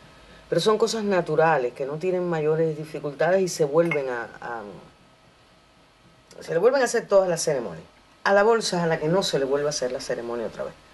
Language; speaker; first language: Spanish; native; Spanish